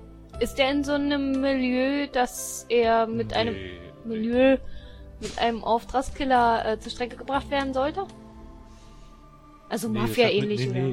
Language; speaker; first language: German; native; German